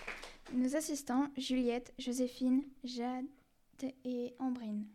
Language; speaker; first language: French; native; French